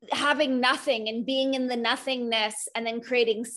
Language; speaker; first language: English; native; English